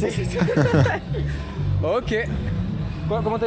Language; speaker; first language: Spanish; non-native, learner; French